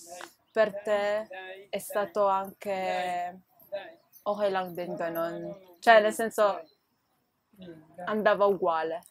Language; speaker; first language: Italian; early bilingual, other home language; Filipino